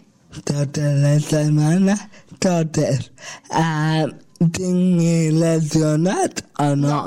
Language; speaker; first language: Catalan; non-native, local second language; Spanish